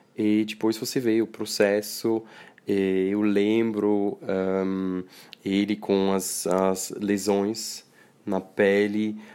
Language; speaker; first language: Portuguese; non-native, fluent; Swiss German